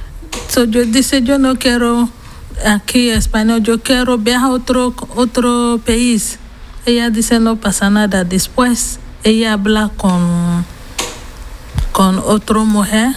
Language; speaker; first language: Spanish; non-native, learner; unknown